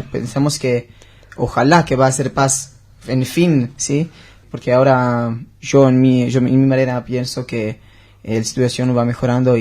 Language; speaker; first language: Spanish; non-native, learner; Hebrew